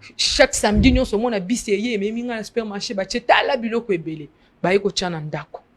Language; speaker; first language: Lingala; non-native, local second language; Luba-Lulua